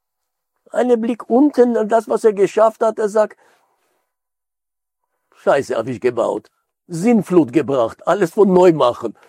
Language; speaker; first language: German; non-native, fluent; Hebrew